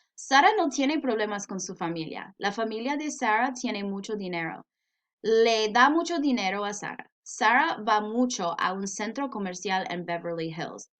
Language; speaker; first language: Spanish; non-native, fluent; English